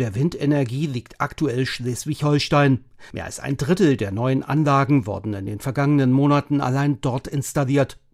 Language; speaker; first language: German; native; German